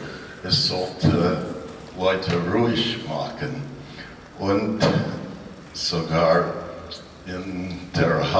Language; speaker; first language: German; non-native, learner; English